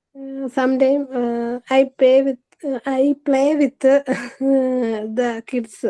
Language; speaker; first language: English; non-native, learner; Malayalam